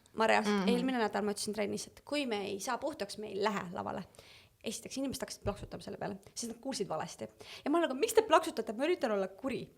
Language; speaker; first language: Estonian; native; Estonian